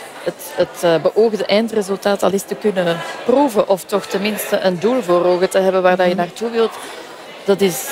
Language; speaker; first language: Dutch; native; Dutch